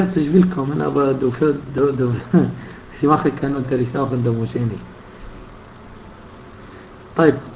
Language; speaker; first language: German; non-native, fluent; Arabic